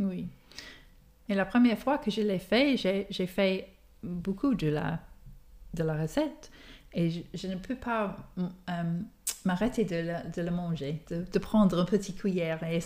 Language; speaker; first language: French; non-native, fluent; English